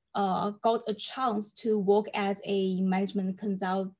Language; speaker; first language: English; non-native, fluent; Chinese